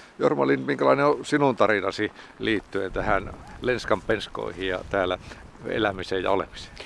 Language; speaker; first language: Finnish; native; Finnish